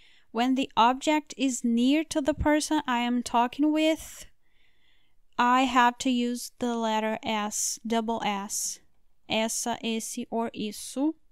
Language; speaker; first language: English; non-native, learner; Portuguese